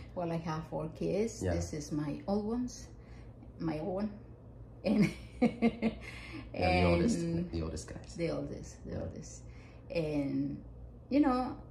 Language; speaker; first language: English; non-native, fluent; Spanish